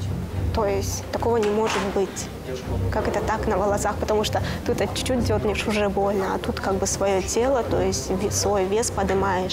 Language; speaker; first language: Russian; native; Russian